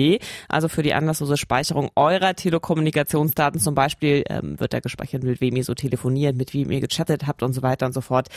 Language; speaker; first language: German; native; German